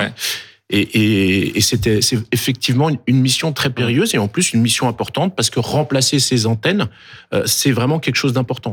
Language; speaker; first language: French; native; French